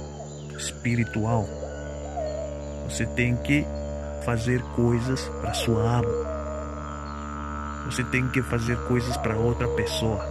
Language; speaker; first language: Portuguese; non-native, learner; Croatian